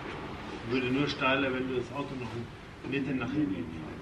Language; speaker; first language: German; native; German